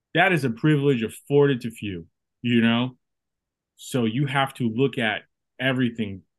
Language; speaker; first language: English; native; English